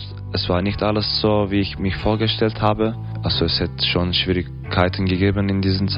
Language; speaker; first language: German; non-native, fluent; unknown